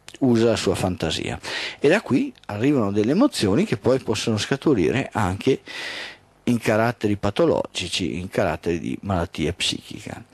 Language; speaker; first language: Italian; native; Italian